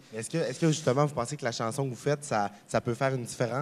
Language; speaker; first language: French; native; French